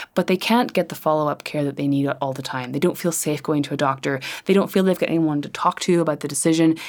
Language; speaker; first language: English; native; English